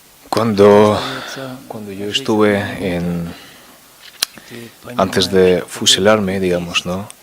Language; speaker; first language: Spanish; non-native, fluent; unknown